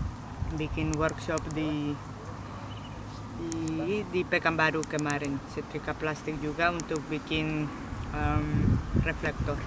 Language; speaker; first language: Indonesian; non-native, fluent; Basque